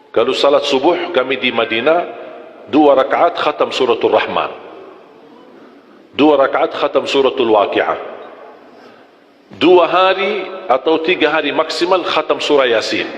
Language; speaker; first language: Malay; non-native, fluent; Arabic